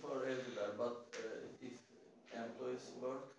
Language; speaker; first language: English; non-native, learner; Turkish